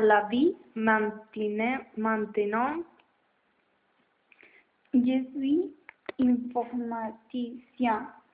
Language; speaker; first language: French; non-native, learner; Spanish